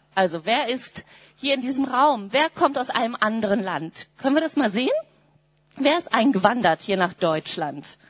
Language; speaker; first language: German; native; German